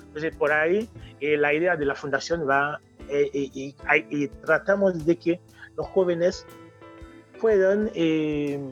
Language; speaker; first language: Spanish; non-native, fluent; Haitian Creole